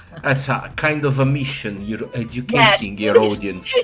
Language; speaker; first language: English; non-native, fluent; Italian